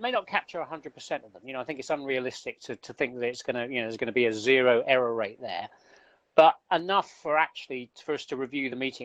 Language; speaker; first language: English; native; English